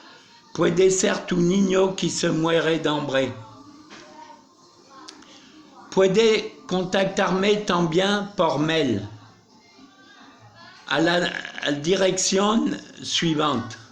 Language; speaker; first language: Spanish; non-native, learner; French